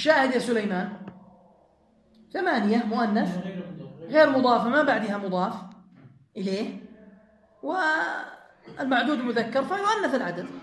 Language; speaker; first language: Arabic; native; Arabic